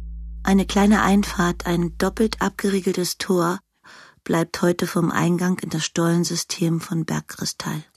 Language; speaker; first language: German; native; German